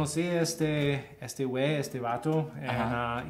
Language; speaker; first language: Spanish; non-native, fluent; English